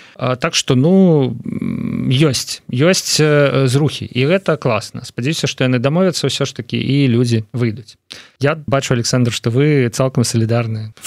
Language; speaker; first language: Belarusian; non-native, local second language; Russian